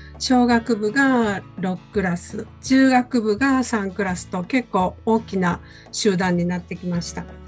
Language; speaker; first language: Japanese; native; Japanese